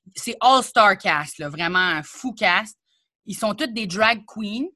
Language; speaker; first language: French; native; French